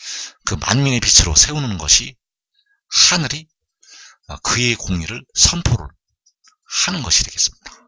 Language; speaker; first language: Korean; native; Korean